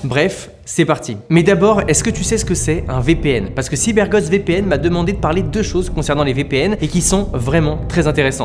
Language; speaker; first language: French; native; French